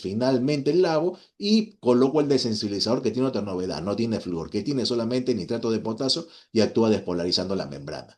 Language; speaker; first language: Spanish; native; Spanish